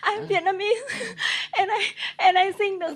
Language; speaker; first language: English; non-native, learner; Vietnamese